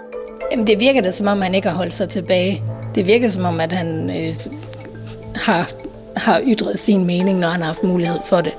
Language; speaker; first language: Danish; native; Danish